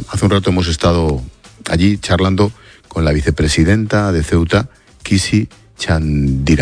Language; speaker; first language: Spanish; native; Spanish